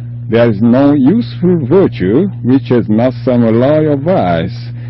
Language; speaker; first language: English; non-native, fluent; Korean